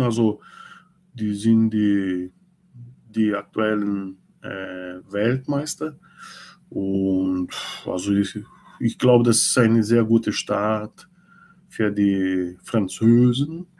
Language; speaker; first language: German; non-native, learner; Portuguese